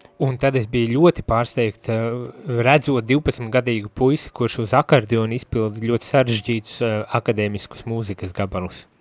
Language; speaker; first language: Latvian; native; Latvian